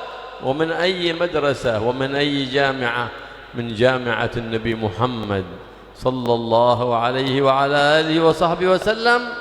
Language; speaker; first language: Arabic; native; Arabic